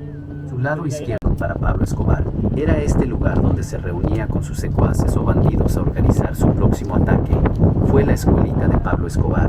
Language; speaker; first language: Spanish; native; Spanish